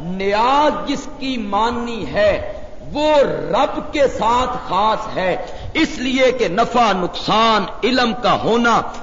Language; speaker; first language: Urdu; non-native, local second language; Punjabi